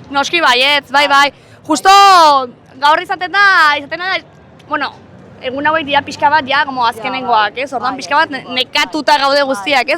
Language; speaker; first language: Basque; native; Basque